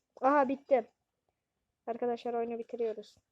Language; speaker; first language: Turkish; native; Turkish